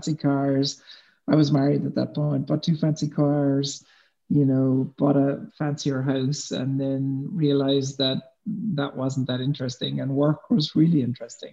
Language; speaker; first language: English; native; English